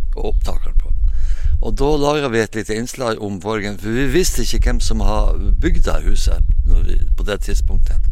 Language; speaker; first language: Norwegian; native; Norwegian